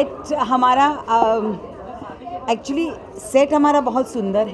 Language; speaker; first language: Hindi; native; Hindi